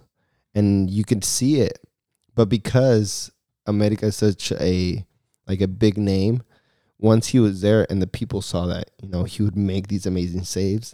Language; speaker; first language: English; early bilingual, other home language; Spanish